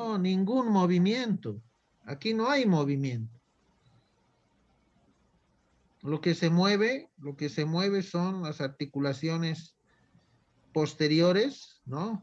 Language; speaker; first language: Spanish; native; Spanish